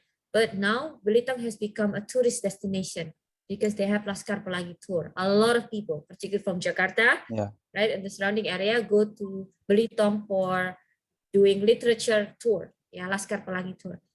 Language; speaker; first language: English; non-native, fluent; Indonesian